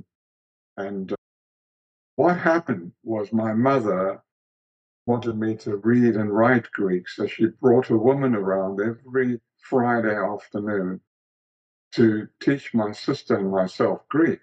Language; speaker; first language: English; early bilingual, other home language; Greek